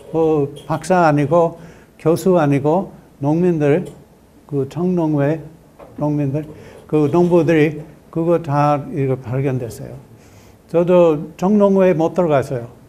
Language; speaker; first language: Korean; non-native, learner; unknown